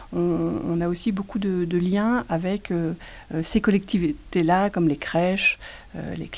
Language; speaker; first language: French; native; French